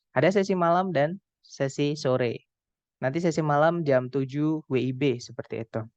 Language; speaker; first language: Indonesian; non-native, local second language; Javanese